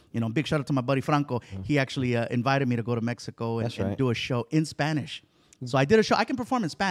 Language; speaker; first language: English; early bilingual, other home language; Spanish